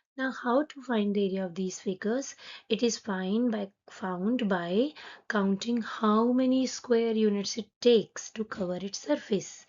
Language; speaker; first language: English; non-native, local second language; Hindi